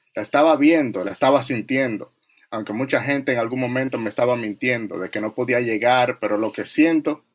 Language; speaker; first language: English; non-native, learner; Spanish